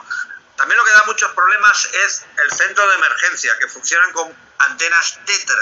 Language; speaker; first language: Spanish; native; Spanish